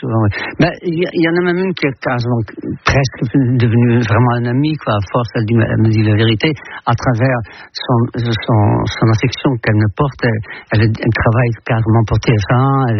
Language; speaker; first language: French; non-native, fluent; Dutch